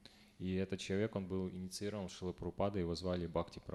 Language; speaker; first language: Russian; native; Russian